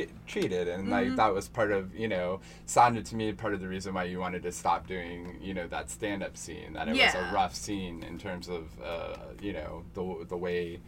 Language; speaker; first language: English; native; English